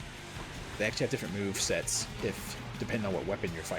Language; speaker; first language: English; native; English